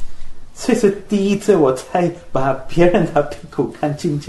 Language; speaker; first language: Chinese; non-native, fluent; Spanish